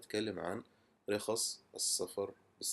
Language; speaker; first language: Arabic; native; Arabic